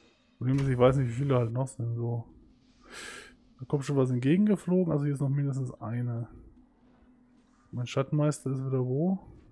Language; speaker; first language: German; native; German